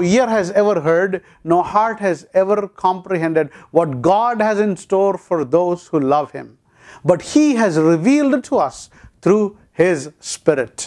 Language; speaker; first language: English; non-native, local second language; Telugu